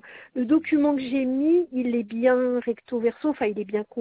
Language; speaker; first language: French; native; French